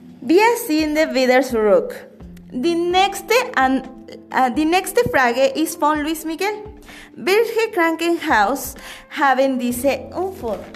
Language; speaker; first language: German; non-native, learner; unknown